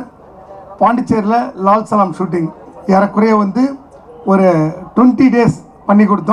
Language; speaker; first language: Tamil; native; Tamil